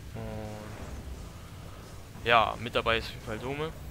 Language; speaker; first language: German; native; German